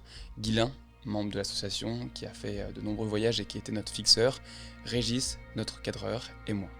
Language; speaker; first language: French; native; French